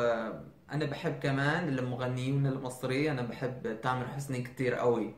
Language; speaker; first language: Arabic; non-native, fluent; Persian